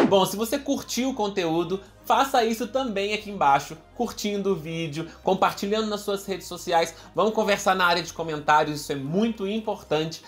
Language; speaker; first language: Portuguese; native; Portuguese